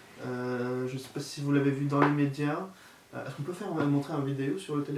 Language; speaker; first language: French; non-native, local second language; Arabic